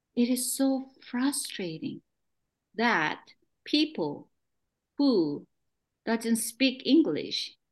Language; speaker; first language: English; non-native, fluent; Korean